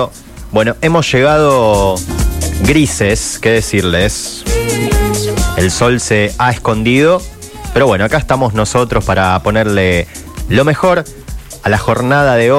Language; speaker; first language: Spanish; native; Spanish